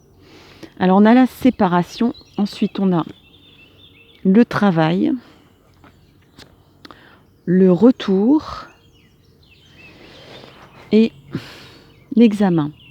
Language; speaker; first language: French; native; French